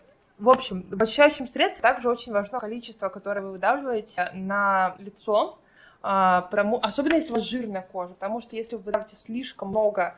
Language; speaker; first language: Russian; native; Russian